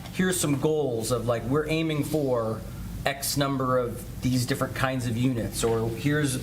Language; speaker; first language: English; native; English